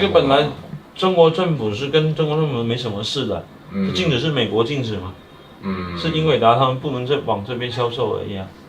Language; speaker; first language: Chinese; native; Chinese